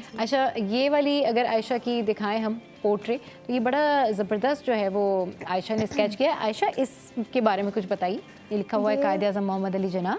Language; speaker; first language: Urdu; native; Urdu